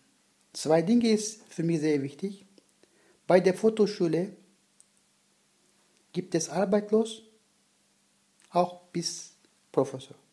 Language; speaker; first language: German; non-native, learner; Turkish